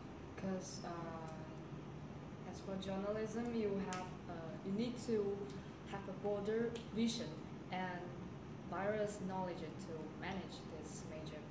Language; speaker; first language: English; non-native, learner; Chinese